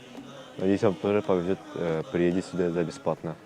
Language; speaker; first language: Russian; non-native, local second language; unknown